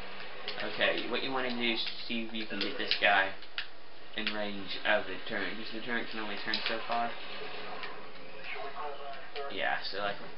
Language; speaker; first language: English; native; English